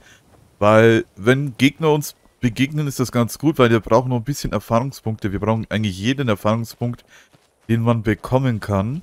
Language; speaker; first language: German; native; German